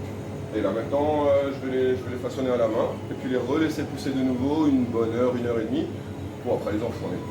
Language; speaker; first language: French; native; French